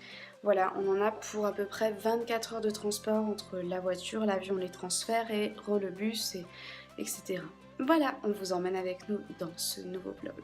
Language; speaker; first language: French; native; French